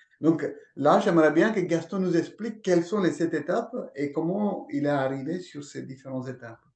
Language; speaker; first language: French; native; French